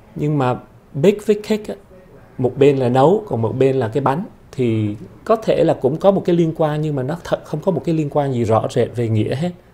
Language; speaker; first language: Vietnamese; early bilingual, heritage; Vietnamese